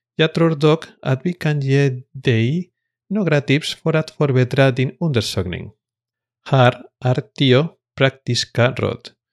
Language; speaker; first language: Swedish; non-native, fluent; Spanish